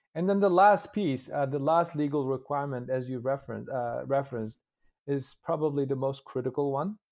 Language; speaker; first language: English; non-native, fluent; Uyghur